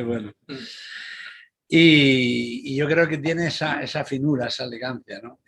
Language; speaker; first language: Spanish; native; Spanish